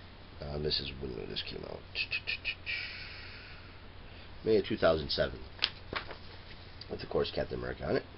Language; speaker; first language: English; native; English